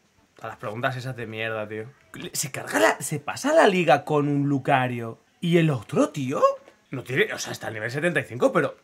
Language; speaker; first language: Spanish; native; Spanish